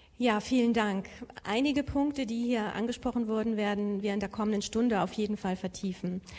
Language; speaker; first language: German; native; German